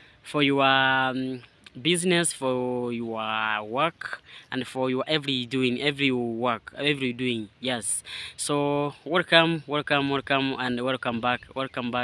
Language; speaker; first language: English; non-native, learner; Swahili